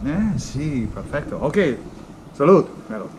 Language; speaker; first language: Spanish; non-native, learner; English